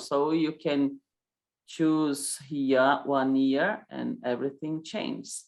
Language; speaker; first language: English; non-native, learner; Portuguese